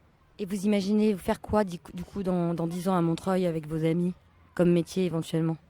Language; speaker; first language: French; native; French